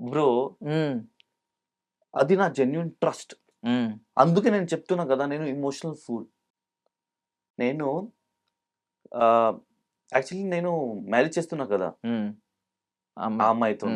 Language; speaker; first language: Telugu; non-native, local second language; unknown